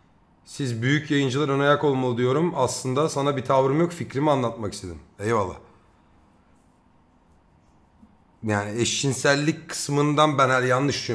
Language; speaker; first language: Turkish; native; Turkish